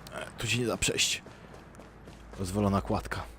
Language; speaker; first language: Polish; native; Polish